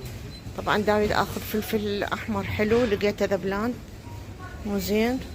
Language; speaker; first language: Arabic; native; Arabic